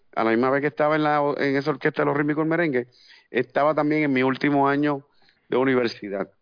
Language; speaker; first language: Spanish; native; Spanish